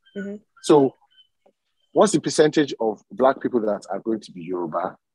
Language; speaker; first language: English; non-native, local second language; Yoruba